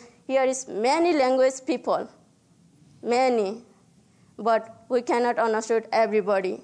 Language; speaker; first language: English; non-native, learner; Nepali